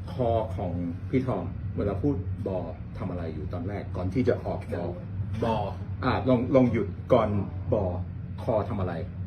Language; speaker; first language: Thai; non-native, fluent; English